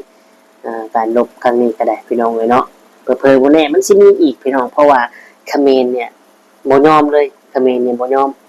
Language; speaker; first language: Thai; non-native, local second language; Lao